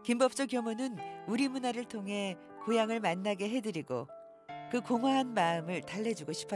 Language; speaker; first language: Korean; native; Korean